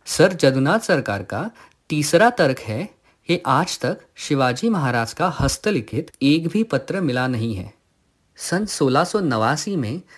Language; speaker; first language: Hindi; non-native, local second language; Marathi